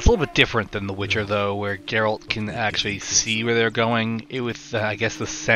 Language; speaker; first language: English; native; English